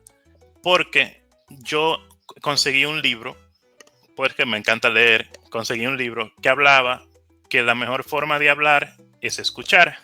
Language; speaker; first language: Spanish; native; Spanish